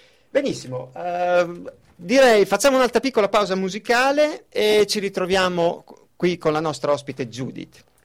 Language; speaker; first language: Italian; native; Italian